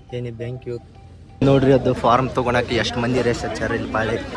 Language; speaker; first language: Kannada; native; Kannada